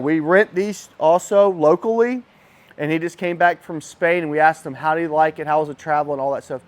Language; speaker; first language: English; native; English